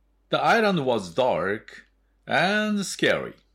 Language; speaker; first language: English; non-native, fluent; Japanese